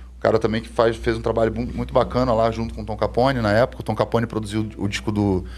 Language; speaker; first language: Portuguese; native; Portuguese